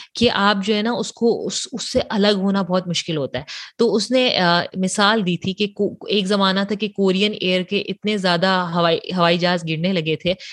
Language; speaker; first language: Urdu; native; Urdu